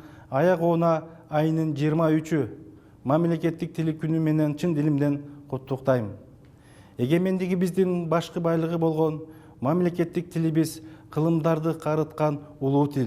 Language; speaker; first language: Kyrgyz; native; Kyrgyz